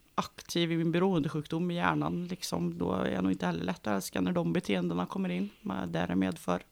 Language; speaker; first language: Swedish; native; Swedish